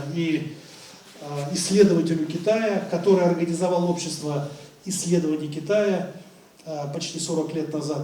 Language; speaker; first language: Russian; native; Russian